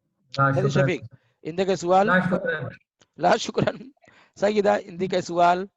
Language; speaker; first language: Arabic; non-native, fluent; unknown